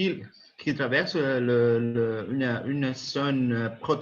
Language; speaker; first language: French; non-native, learner; Spanish